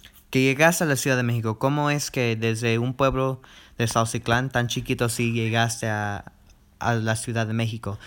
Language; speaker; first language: Spanish; early bilingual, heritage; Spanish